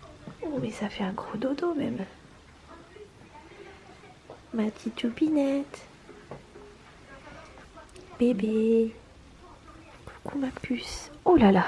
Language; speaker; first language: French; native; French